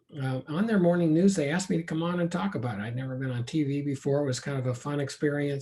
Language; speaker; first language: English; native; English